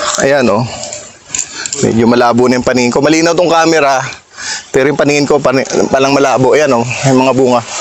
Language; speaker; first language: Filipino; native; Filipino